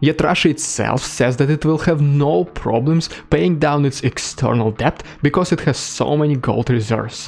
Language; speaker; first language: English; non-native, fluent; Russian